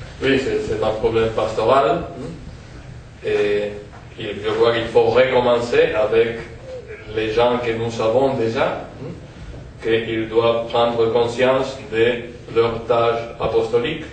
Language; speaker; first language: French; non-native, fluent; Spanish